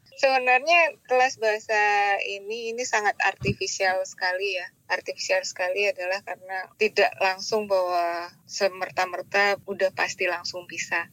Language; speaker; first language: Indonesian; non-native, local second language; Javanese